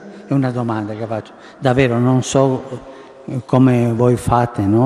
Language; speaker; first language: Italian; non-native, fluent; Spanish